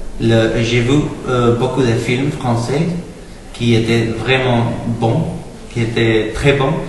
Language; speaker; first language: French; non-native, learner; Spanish